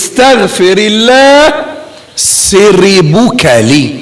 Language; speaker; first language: Indonesian; non-native, learner; Arabic